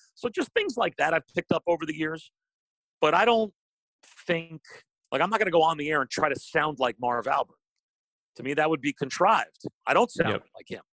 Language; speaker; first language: English; native; English